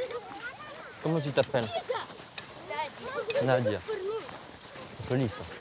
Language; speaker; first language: French; native; French